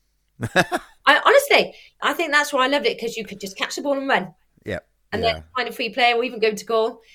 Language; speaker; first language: English; native; English